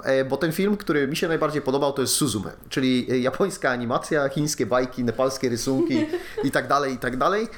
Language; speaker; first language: Polish; native; Polish